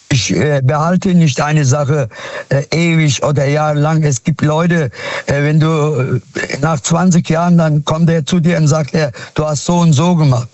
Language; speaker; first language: German; non-native, fluent; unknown